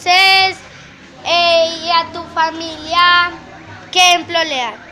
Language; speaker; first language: Spanish; native; Spanish